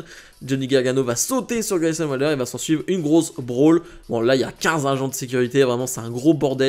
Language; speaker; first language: French; native; French